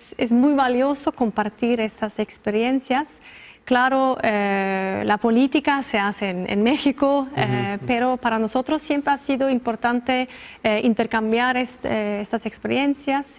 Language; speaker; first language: Spanish; non-native, fluent; Norwegian